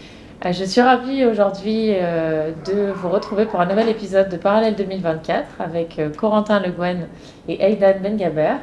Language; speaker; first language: French; native; French